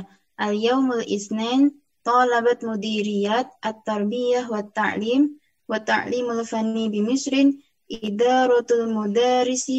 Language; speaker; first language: Arabic; non-native, learner; Indonesian